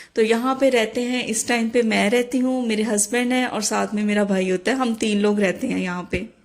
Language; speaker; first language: Urdu; native; Urdu